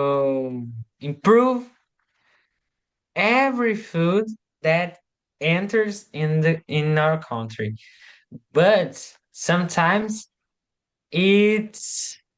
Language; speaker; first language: English; non-native, learner; Portuguese